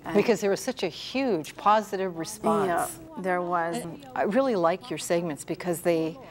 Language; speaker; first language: English; native; English